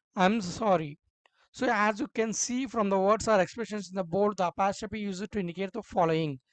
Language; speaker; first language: English; non-native, local second language; Telugu